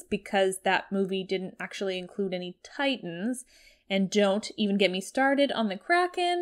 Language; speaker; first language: English; native; English